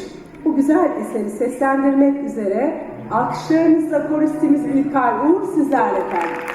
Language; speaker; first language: Turkish; native; Turkish